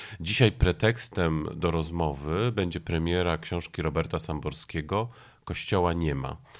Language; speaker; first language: Polish; native; Polish